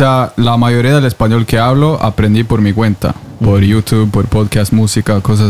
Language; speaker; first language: Spanish; non-native, fluent; Norwegian